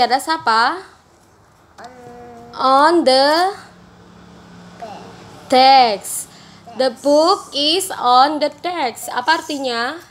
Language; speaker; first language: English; non-native, learner; Indonesian